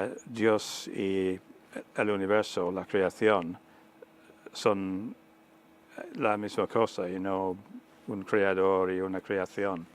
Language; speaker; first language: Spanish; non-native, fluent; English